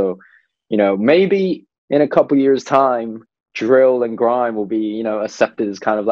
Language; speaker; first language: English; non-native, local second language; Cantonese